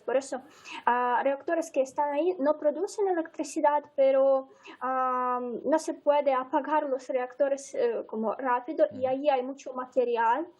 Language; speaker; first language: Spanish; non-native, fluent; Ukrainian